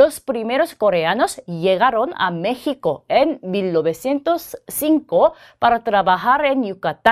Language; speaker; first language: Spanish; non-native, fluent; Korean